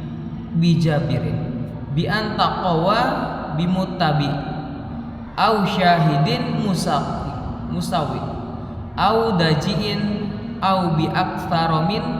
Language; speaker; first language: Arabic; non-native, learner; Indonesian